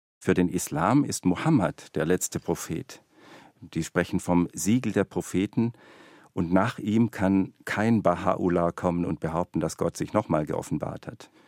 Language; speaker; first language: German; native; German